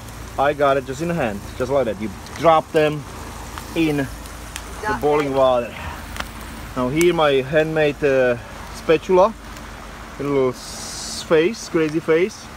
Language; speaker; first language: English; non-native, fluent; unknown